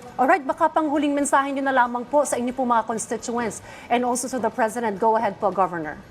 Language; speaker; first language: Filipino; native; Filipino